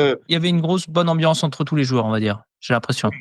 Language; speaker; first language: French; native; French